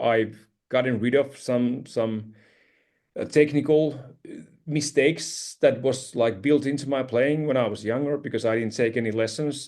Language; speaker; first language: English; non-native, fluent; Finnish